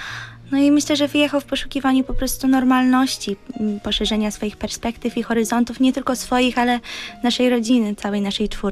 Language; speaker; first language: Polish; early bilingual, heritage; Polish